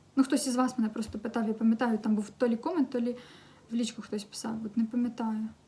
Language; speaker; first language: Ukrainian; non-native, local second language; Russian